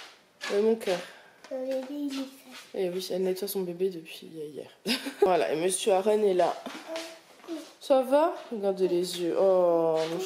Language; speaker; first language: French; native; French